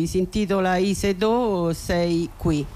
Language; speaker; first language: Italian; native; Italian